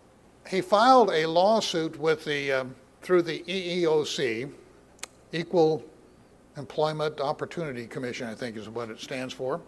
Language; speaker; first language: English; native; English